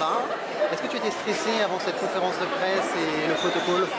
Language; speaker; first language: French; native; French